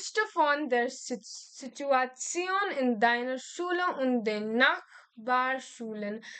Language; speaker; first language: German; non-native, learner; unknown